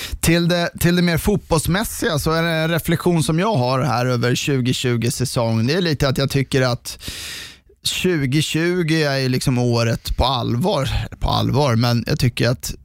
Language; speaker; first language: Swedish; native; Swedish